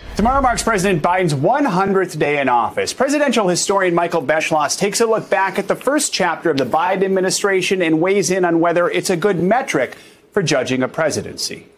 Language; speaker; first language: English; native; English